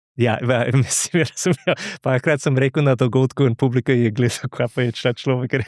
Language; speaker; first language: Slovenian; non-native, fluent; English